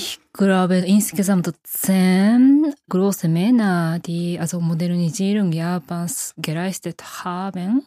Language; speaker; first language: German; non-native, fluent; Japanese